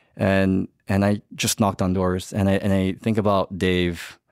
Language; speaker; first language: English; native; English